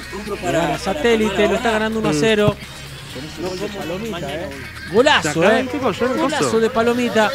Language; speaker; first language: Spanish; native; Spanish